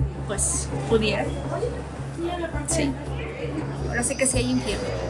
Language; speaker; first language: Spanish; native; Spanish